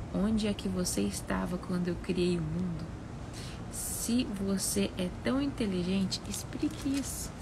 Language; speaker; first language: Portuguese; native; Portuguese